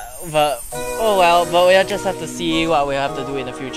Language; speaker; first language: English; non-native, local second language; Korean